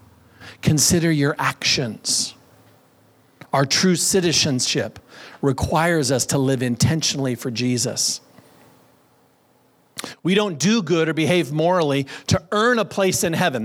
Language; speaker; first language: English; native; English